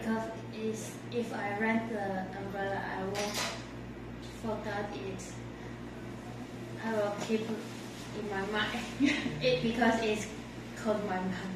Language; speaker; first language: English; non-native, learner; Chinese